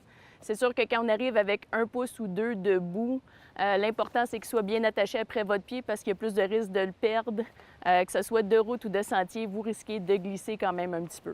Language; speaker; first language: French; native; French